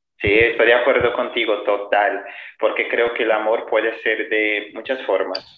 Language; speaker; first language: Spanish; non-native, fluent; Portuguese